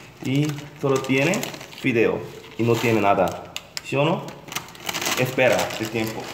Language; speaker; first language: Spanish; non-native, learner; Korean